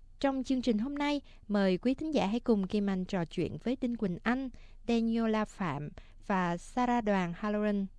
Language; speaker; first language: Vietnamese; native; Vietnamese